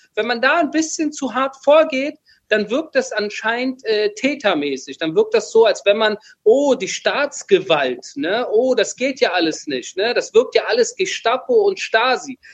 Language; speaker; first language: German; early bilingual, other home language; Persian